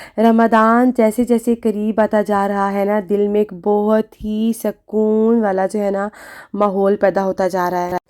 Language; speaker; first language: Urdu; native; Urdu